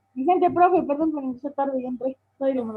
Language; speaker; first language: Spanish; native; Spanish